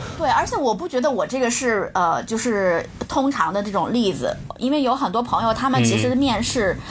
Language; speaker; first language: Chinese; native; Chinese